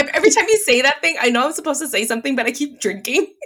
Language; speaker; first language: English; early bilingual, other home language; Filipino